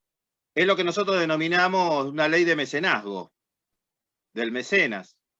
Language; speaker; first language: Spanish; native; Spanish